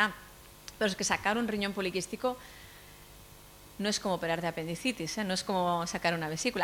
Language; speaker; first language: Spanish; native; Spanish